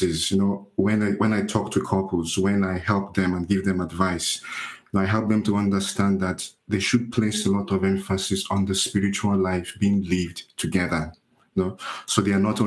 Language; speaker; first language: English; non-native, local second language; Igbo